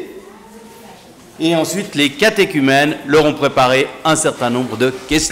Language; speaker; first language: French; native; French